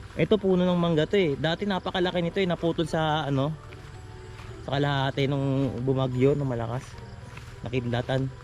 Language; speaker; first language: Filipino; non-native, local second language; Iloko